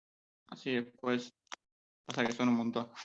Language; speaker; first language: Spanish; native; Spanish